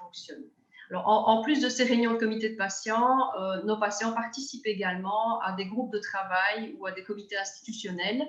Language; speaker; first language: French; native; French